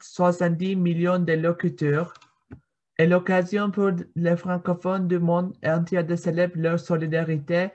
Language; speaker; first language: French; non-native, learner; Turkish